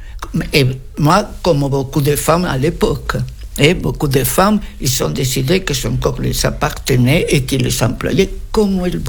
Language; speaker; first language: French; non-native, fluent; Spanish